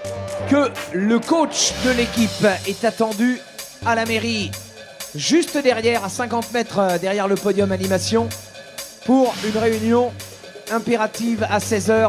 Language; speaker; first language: French; native; French